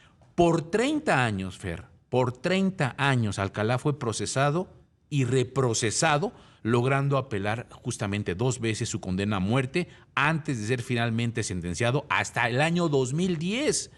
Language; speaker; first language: Spanish; native; Spanish